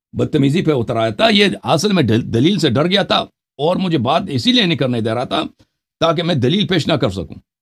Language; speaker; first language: Urdu; non-native, local second language; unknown